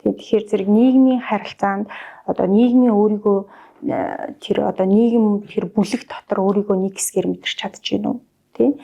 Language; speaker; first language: Mongolian; native; Mongolian